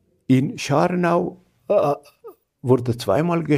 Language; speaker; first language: German; non-native, fluent; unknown